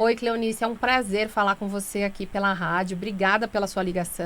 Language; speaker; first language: Portuguese; native; Portuguese